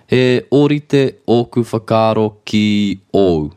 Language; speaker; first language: Māori; non-native, local second language; English